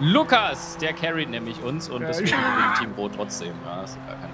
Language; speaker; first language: German; native; German